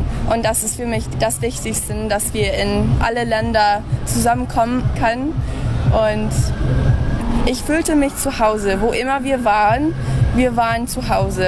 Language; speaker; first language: German; early bilingual, heritage; English